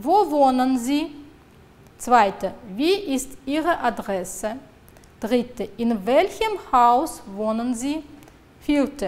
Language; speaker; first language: German; non-native, fluent; Uzbek